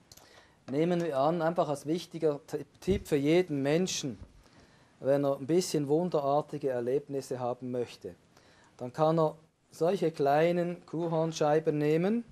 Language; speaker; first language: German; native; German